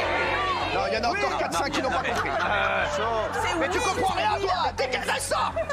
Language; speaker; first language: French; native; French